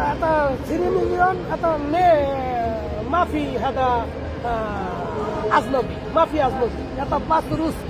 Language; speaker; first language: Arabic; non-native, learner; Bangla